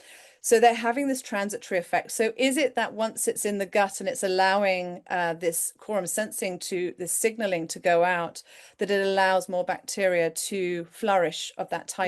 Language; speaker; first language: English; native; English